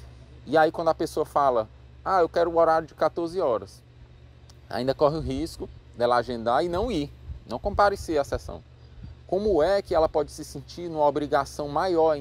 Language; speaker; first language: Portuguese; native; Portuguese